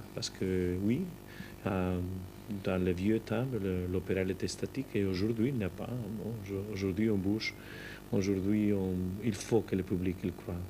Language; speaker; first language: French; non-native, fluent; Spanish